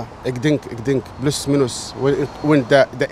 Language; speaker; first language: Dutch; non-native, learner; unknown